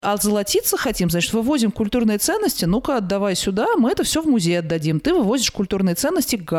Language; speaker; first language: Russian; native; Russian